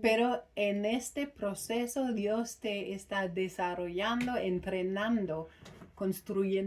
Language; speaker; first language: Spanish; non-native, fluent; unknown